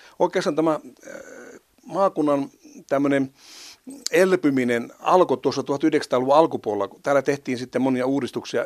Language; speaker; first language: Finnish; native; Finnish